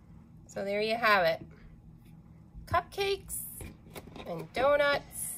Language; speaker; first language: English; native; English